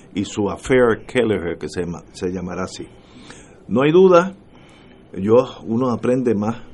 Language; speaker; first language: Spanish; native; Spanish